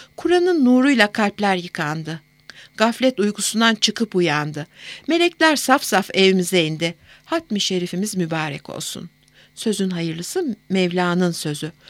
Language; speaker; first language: Turkish; native; Turkish